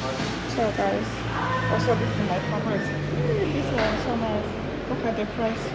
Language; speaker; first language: English; non-native, fluent; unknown